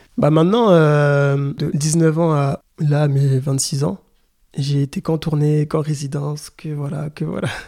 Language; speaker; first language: French; early bilingual, other home language; Lingala